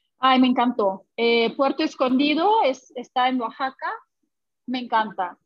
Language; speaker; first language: Spanish; non-native, fluent; Russian